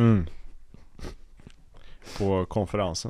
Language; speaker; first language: Swedish; native; Swedish